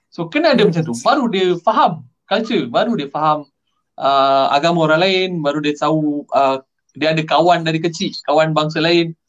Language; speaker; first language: Malay; non-native, local second language; Tamil